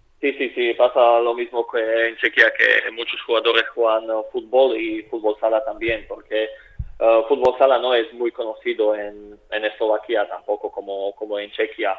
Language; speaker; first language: Spanish; non-native, fluent; Slovak